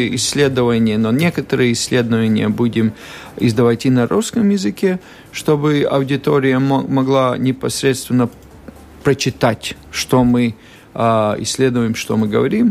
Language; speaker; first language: Russian; non-native, local second language; Latvian